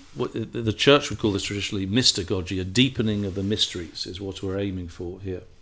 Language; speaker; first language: English; native; English